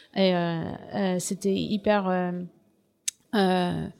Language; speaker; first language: French; non-native, fluent; English